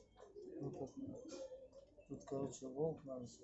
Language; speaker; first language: Russian; non-native, fluent; Tajik